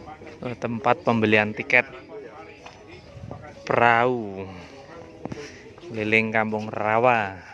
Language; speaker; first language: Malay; non-native, local second language; Javanese